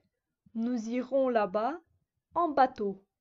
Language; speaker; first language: French; non-native, fluent; Russian